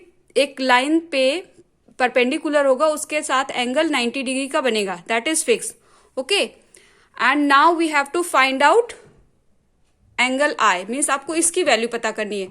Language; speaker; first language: Hindi; native; Hindi